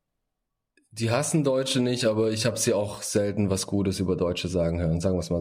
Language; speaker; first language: German; early bilingual, other home language; Bosnian